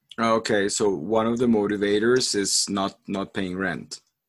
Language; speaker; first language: English; non-native, fluent; Spanish